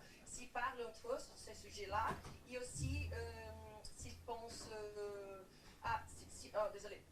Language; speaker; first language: French; non-native, fluent; Portuguese